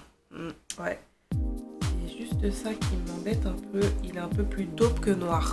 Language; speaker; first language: French; native; French